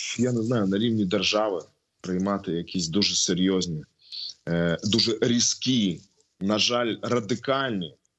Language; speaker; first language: Ukrainian; non-native, local second language; Russian